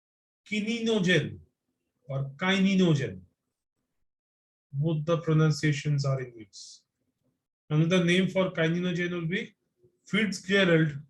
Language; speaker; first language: English; non-native, local second language; Bangla